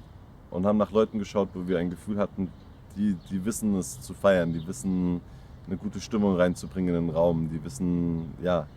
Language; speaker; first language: German; native; German